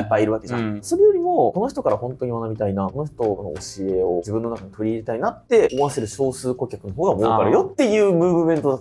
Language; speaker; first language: Japanese; native; Japanese